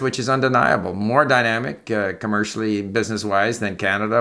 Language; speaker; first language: English; native; English